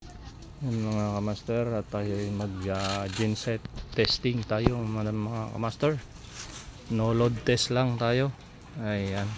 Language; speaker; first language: Filipino; native; Filipino